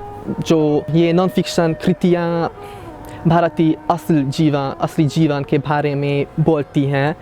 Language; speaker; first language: Hindi; non-native, fluent; Hungarian